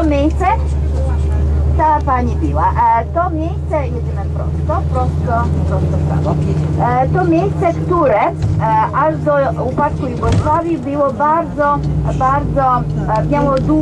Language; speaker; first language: Polish; non-native, learner; Serbian